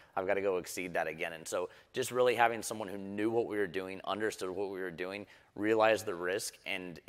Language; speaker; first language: English; native; English